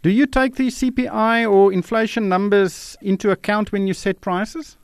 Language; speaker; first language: English; non-native, local second language; Afrikaans